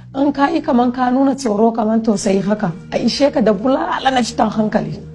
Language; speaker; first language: Hausa; non-native, local second language; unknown